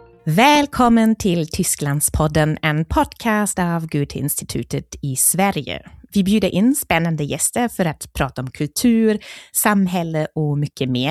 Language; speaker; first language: Swedish; non-native, fluent; German